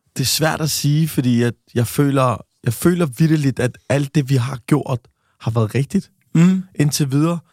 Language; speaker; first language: Danish; native; Danish